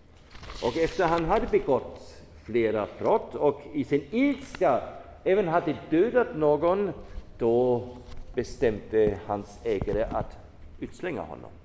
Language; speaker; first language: Swedish; non-native, fluent; German